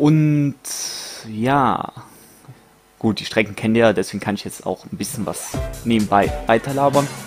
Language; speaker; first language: German; native; German